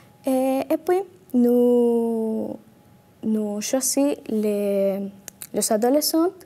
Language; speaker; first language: French; non-native, learner; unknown